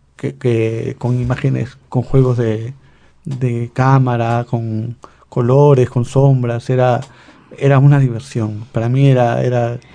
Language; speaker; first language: Spanish; native; Spanish